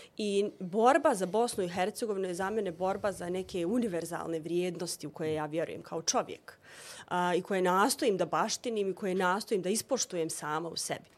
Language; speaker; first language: Bosnian; native; Bosnian